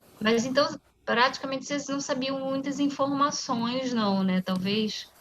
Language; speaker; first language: Portuguese; native; Portuguese